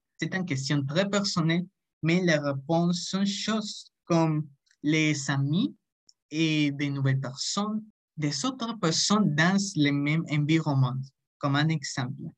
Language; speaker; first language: French; non-native, learner; Spanish